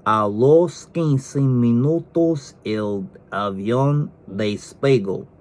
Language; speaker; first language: Spanish; non-native, learner; English